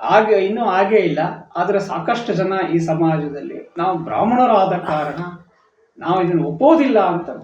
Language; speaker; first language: Kannada; native; Kannada